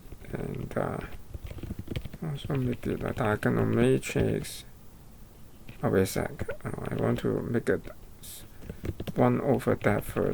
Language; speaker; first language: English; non-native, fluent; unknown